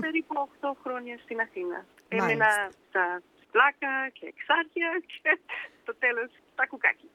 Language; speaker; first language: Greek; early bilingual, heritage; Danish